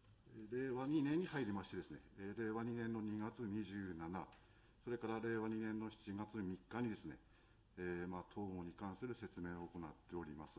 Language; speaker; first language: Japanese; native; Japanese